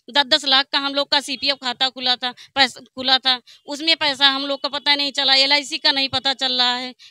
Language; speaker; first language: Hindi; native; Hindi